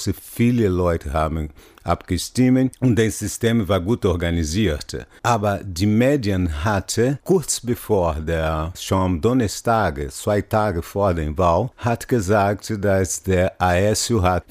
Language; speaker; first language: German; non-native, fluent; Portuguese